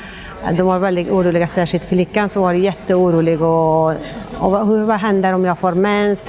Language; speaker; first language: Swedish; non-native, fluent; Persian